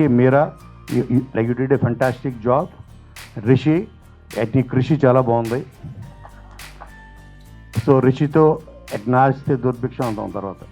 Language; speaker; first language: Telugu; native; Telugu